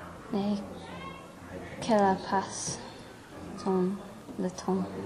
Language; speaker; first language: French; non-native, learner; English